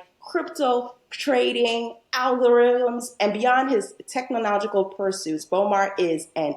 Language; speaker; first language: English; native; English